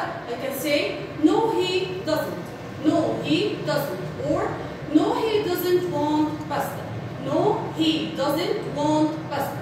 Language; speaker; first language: English; non-native, learner; Arabic